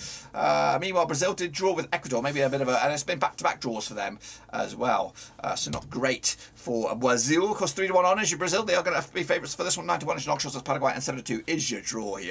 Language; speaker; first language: English; native; English